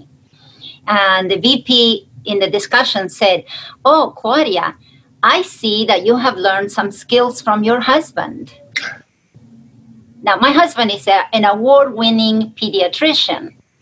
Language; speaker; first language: English; non-native, fluent; Spanish